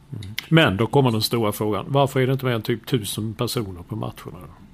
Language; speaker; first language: Swedish; native; Swedish